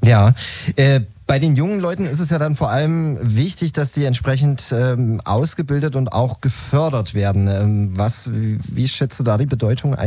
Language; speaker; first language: German; native; German